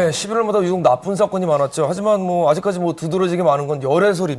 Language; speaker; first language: Korean; native; Korean